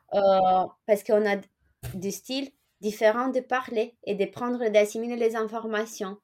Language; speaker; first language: French; non-native, fluent; Romanian